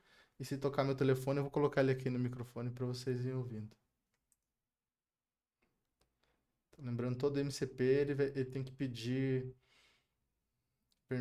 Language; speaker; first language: Portuguese; native; Portuguese